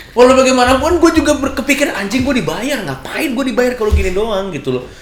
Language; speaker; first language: Indonesian; native; Indonesian